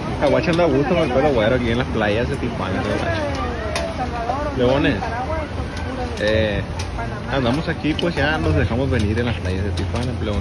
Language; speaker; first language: Spanish; native; Spanish